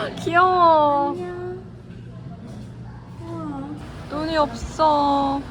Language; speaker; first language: Korean; native; Korean